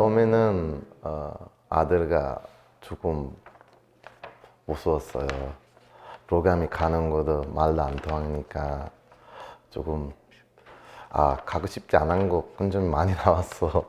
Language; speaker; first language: Korean; non-native, learner; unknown